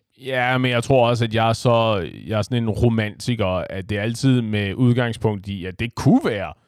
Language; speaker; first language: Danish; native; Danish